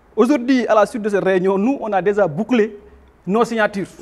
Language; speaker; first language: French; non-native, local second language; Wolof